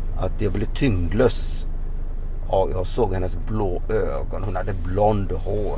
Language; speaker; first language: Swedish; non-native, fluent; Odia